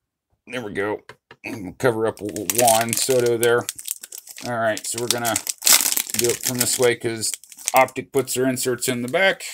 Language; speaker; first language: English; native; English